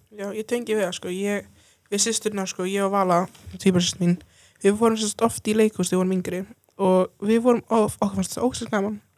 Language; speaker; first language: Icelandic; native; Icelandic